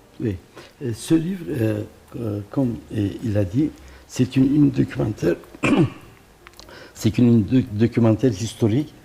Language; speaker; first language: French; non-native, learner; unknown